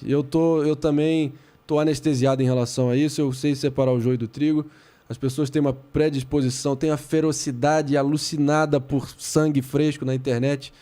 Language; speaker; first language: Portuguese; native; Portuguese